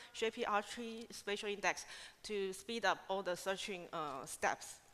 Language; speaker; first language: English; non-native, fluent; Chinese